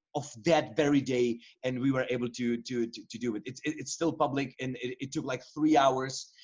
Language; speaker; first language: English; non-native, fluent; Czech